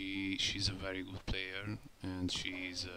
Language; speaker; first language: English; non-native, learner; Hungarian